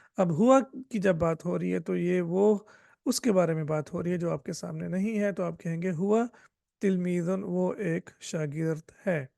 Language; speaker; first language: Urdu; native; Urdu